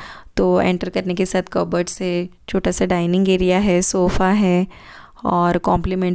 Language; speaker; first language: Hindi; native; Hindi